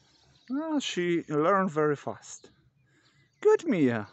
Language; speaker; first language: English; non-native, learner; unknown